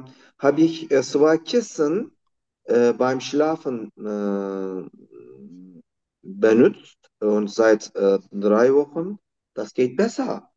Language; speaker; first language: German; non-native, learner; Turkish